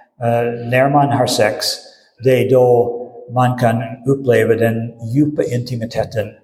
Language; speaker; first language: Swedish; non-native, fluent; English